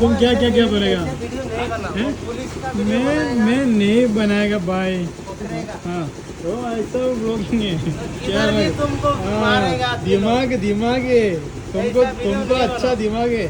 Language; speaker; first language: Hindi; non-native, local second language; Malayalam